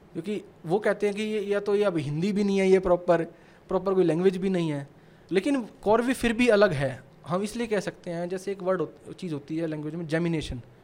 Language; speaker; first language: Hindi; native; Hindi